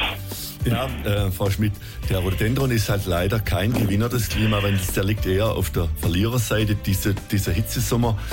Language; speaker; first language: German; native; German